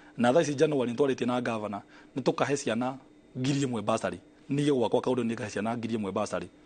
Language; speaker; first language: Kikuyu; native; Kikuyu